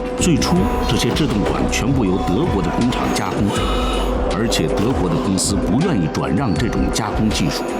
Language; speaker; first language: Chinese; native; Chinese